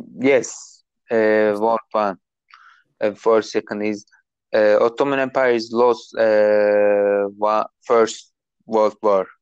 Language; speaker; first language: English; non-native, learner; Turkish